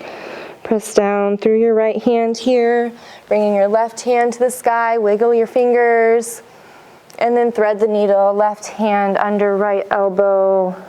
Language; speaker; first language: English; native; English